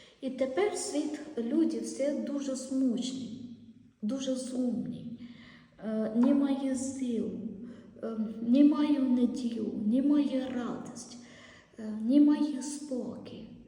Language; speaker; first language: Ukrainian; non-native, learner; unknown